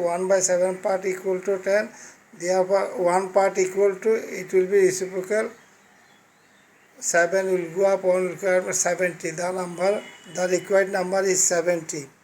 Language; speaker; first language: English; non-native, fluent; Bangla